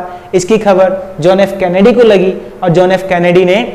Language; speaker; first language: Hindi; native; Hindi